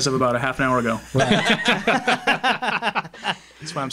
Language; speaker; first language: English; native; English